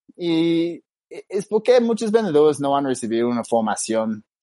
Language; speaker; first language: Spanish; non-native, fluent; English